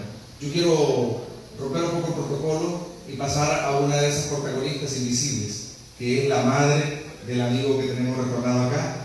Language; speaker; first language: Spanish; native; Spanish